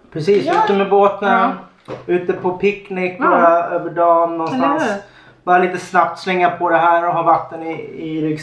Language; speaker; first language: Swedish; native; Swedish